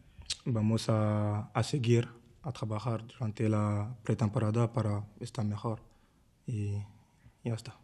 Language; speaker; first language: Spanish; non-native, learner; French